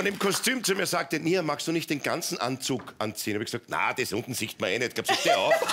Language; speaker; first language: German; native; German